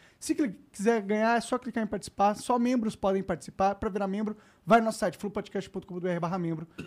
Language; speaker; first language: Portuguese; native; Portuguese